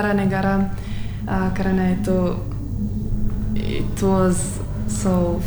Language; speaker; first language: Indonesian; non-native, learner; Turkmen